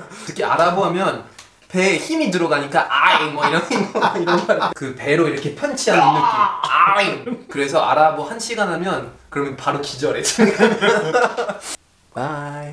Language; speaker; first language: Korean; non-native, fluent; French